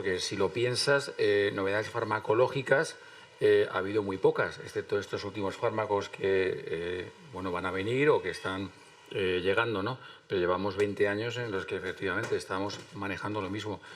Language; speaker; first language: Spanish; native; Spanish